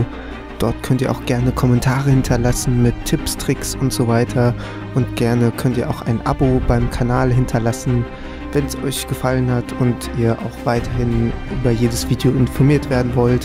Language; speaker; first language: German; native; German